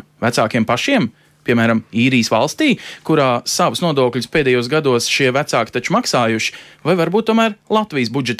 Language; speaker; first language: Latvian; native; Latvian